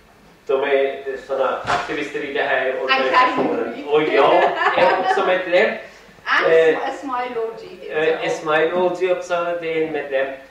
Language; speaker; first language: Swedish; non-native, fluent; Persian